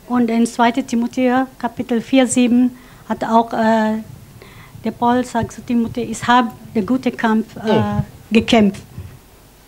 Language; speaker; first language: German; non-native, fluent; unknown